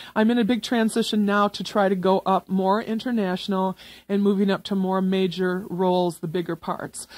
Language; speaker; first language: English; native; English